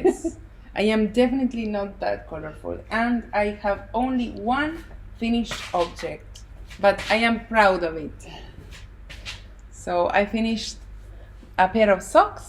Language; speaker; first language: English; non-native, fluent; Spanish